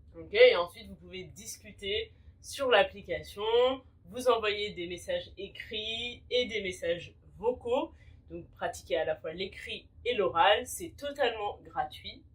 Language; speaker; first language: French; native; French